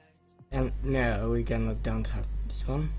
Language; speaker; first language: English; non-native, learner; Swedish